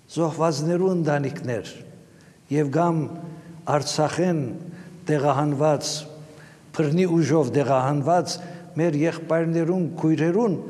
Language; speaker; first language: Armenian; early bilingual, heritage; Armenian